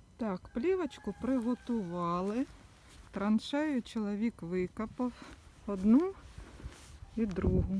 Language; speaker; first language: Ukrainian; non-native, local second language; Russian